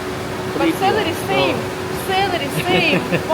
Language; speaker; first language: English; non-native, learner; Russian